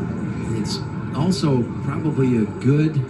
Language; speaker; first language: English; native; English